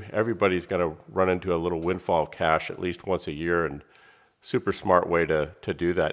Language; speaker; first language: English; native; English